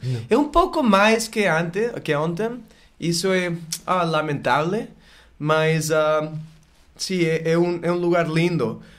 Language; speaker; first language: Portuguese; non-native, learner; Spanish